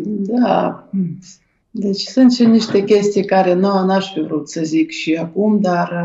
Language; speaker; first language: Romanian; non-native, fluent; Ukrainian